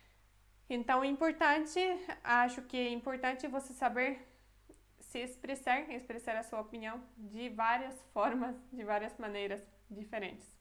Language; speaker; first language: Portuguese; non-native, fluent; Polish